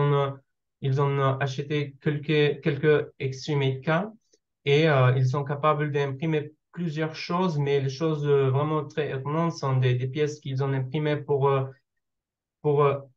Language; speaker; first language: French; non-native, learner; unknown